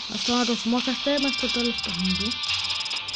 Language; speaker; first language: Greek; native; Greek